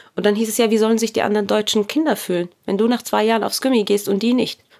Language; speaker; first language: German; early bilingual, other home language; Arabic